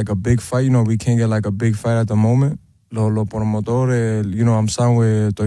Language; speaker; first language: Spanish; early bilingual, heritage; Spanish